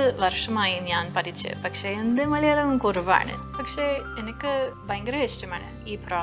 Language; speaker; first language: Malayalam; non-native, learner; English